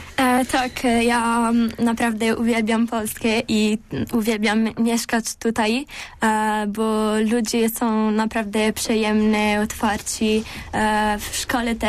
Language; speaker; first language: Polish; non-native, learner; Turkish